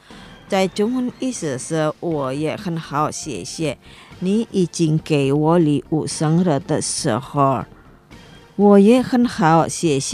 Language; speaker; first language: Chinese; non-native, learner; Indonesian